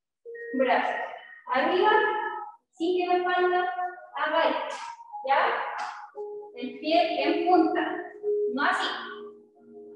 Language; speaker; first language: Spanish; native; Spanish